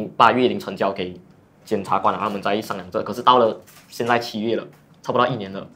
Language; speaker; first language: Chinese; native; Chinese